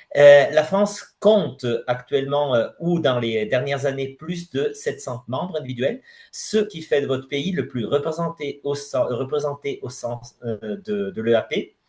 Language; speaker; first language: French; non-native, fluent; Italian